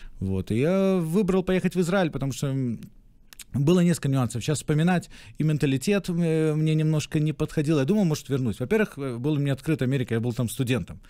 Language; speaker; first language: Russian; native; Russian